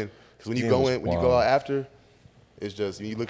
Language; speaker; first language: English; native; English